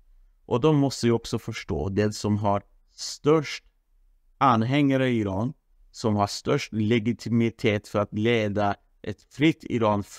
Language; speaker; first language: Swedish; non-native, fluent; Persian